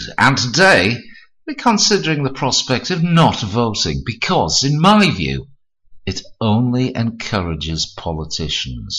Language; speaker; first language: English; native; English